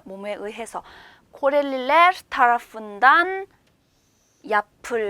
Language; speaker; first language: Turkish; non-native, fluent; Korean